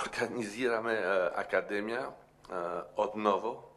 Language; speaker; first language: Bulgarian; non-native, learner; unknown